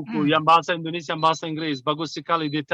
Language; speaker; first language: Indonesian; non-native, fluent; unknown